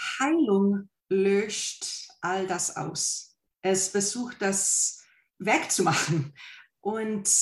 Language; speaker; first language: German; non-native, fluent; English